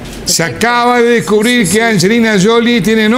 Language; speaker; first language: Spanish; native; Spanish